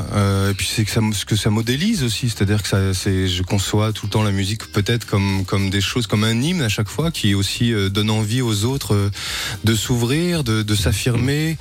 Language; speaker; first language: French; native; French